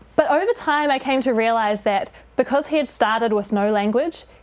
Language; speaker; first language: English; native; English